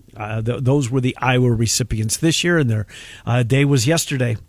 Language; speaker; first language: English; native; English